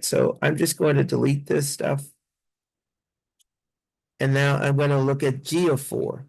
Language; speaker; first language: English; native; English